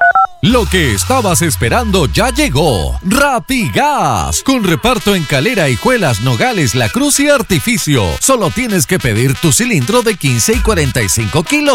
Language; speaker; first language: Spanish; native; Spanish